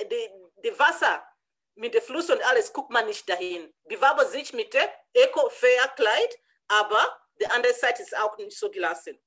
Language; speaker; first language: German; non-native, learner; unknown